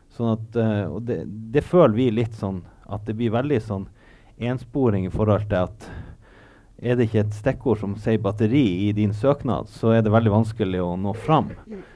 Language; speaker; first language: Norwegian; native; Norwegian